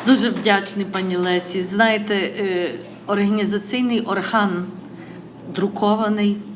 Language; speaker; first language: Ukrainian; early bilingual, other home language; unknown